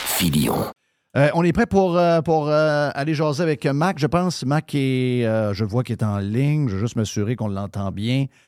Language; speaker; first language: French; native; French